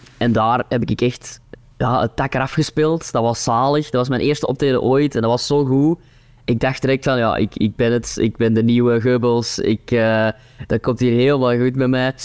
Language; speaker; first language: Dutch; native; Dutch